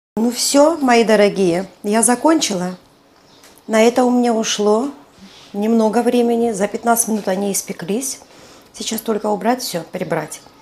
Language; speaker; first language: Russian; non-native, local second language; Georgian